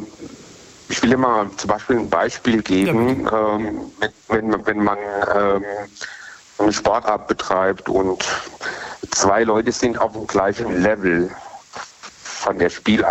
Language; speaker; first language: German; native; German